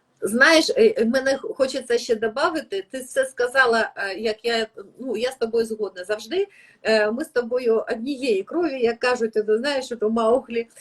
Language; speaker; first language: Ukrainian; native; Ukrainian